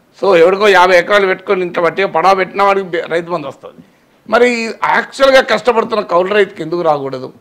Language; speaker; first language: Telugu; native; Telugu